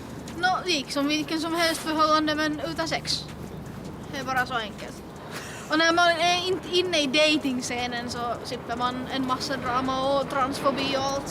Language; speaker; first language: Swedish; non-native, local second language; Finnish